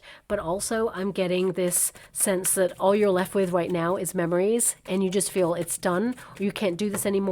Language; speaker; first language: English; native; English